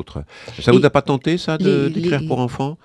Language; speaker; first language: French; native; French